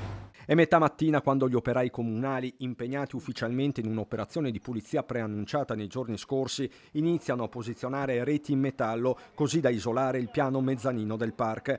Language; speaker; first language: Italian; native; Italian